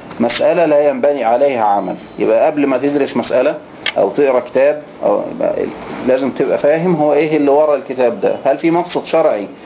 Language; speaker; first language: Arabic; native; Arabic